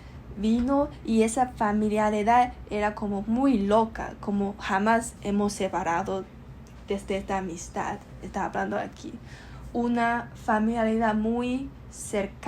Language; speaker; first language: Spanish; non-native, learner; Chinese